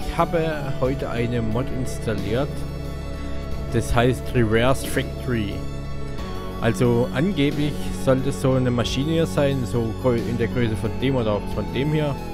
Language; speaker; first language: German; native; German